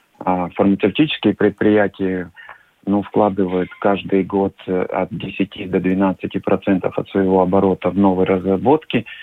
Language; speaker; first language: Russian; non-native, local second language; Latvian